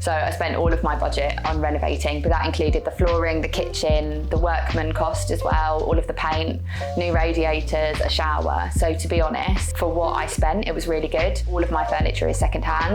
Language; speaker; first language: English; native; English